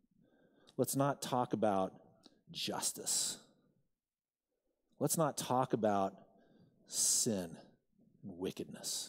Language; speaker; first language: English; native; English